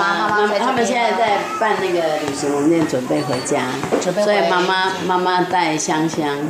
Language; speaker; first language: Chinese; native; Chinese